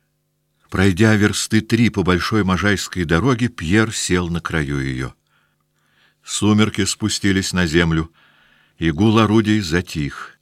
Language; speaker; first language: Russian; native; Russian